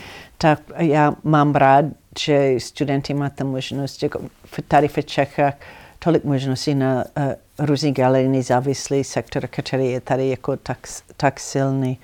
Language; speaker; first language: Czech; non-native, learner; English